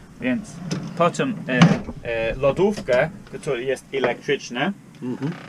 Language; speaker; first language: Polish; non-native, learner; English